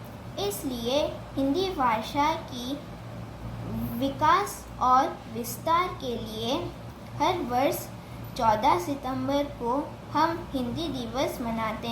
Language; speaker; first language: Hindi; non-native, local second language; Odia